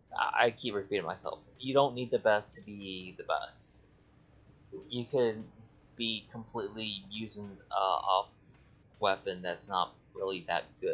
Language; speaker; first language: English; native; English